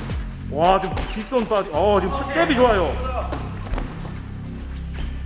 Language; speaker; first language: Korean; native; Korean